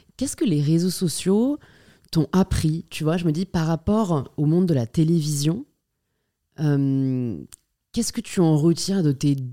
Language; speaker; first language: French; native; French